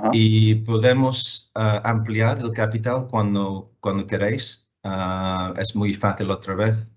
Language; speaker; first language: Spanish; non-native, fluent; English